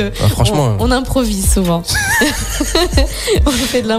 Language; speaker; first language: French; native; French